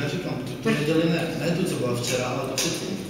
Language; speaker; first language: Czech; native; Czech